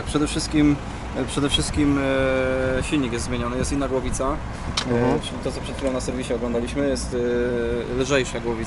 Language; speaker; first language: Polish; native; Polish